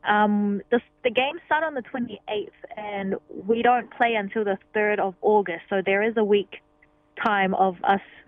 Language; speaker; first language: English; non-native, local second language; Cantonese